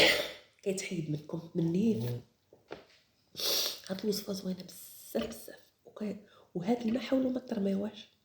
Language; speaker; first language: Arabic; native; Arabic